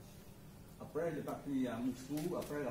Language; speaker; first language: French; non-native, learner; Khmer